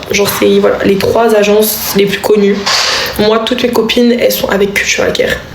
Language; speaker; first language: French; native; French